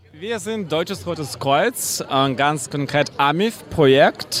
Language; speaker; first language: German; non-native, fluent; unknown